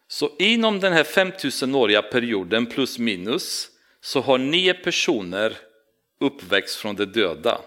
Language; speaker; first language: Swedish; non-native, fluent; Romanian